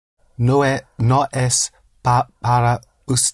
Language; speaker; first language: Spanish; non-native, learner; English